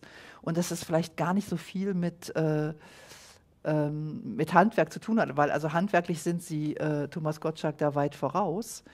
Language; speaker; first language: German; native; German